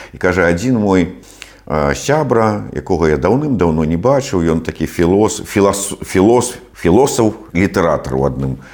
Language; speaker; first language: Belarusian; non-native, local second language; Russian